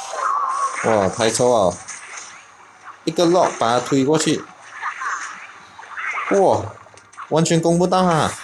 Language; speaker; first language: Chinese; native; Chinese